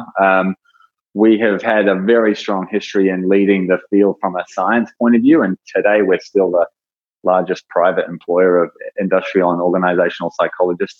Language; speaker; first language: English; native; English